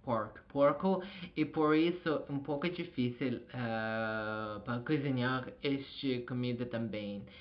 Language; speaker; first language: Portuguese; non-native, learner; Azerbaijani